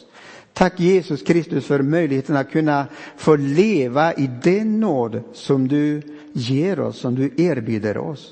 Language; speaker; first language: Swedish; non-native, fluent; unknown